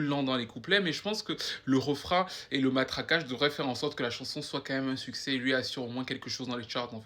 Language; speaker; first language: French; native; French